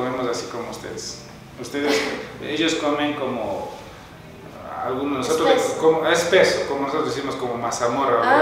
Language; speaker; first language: Spanish; native; Spanish